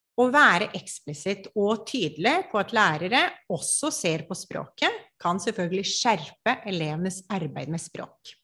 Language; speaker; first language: Norwegian; non-native, fluent; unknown